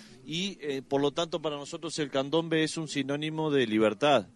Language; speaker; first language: Spanish; native; Spanish